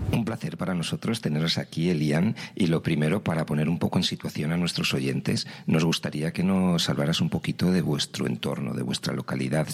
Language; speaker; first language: Spanish; native; Spanish